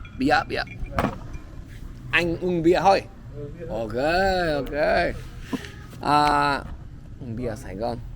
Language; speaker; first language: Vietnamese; non-native, learner; Polish